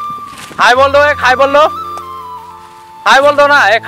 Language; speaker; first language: Hindi; non-native, local second language; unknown